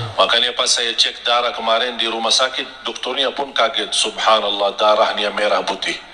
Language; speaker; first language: Indonesian; non-native, fluent; Arabic